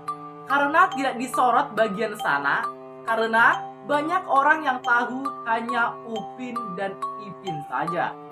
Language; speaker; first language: Indonesian; native; Indonesian